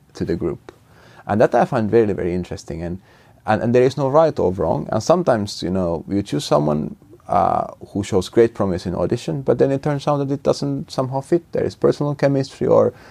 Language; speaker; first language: English; non-native, fluent; Finnish